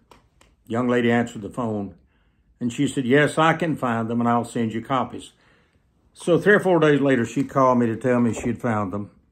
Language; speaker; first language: English; native; English